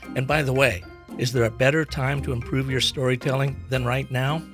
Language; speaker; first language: English; native; English